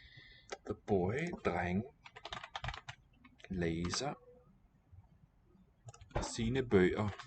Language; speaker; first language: Danish; non-native, learner; English